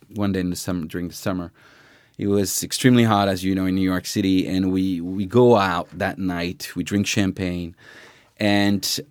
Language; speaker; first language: English; non-native, fluent; French